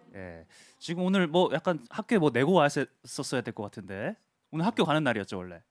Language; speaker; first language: Korean; native; Korean